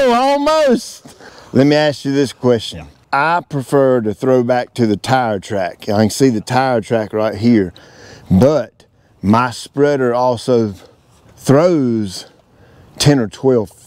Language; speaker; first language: English; native; English